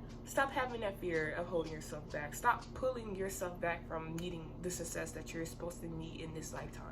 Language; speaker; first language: English; native; English